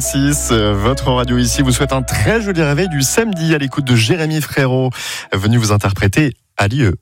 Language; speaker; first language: French; native; French